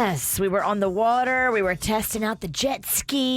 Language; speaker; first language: English; native; English